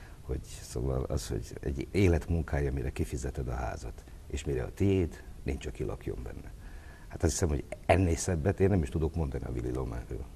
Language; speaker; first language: Hungarian; native; Hungarian